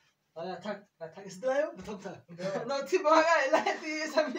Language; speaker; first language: Russian; non-native, learner; Turkish